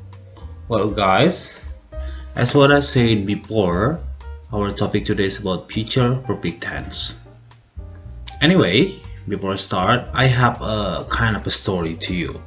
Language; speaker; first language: English; non-native, fluent; Indonesian